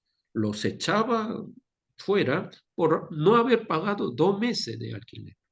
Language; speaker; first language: Spanish; non-native, fluent; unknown